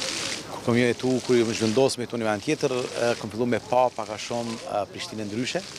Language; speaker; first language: Albanian; native; Albanian